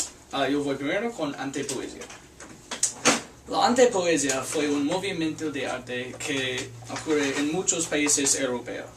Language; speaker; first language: Spanish; non-native, learner; English